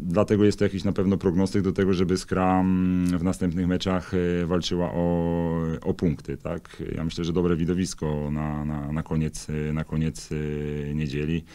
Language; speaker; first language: Polish; native; Polish